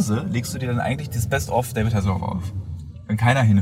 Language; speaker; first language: German; native; German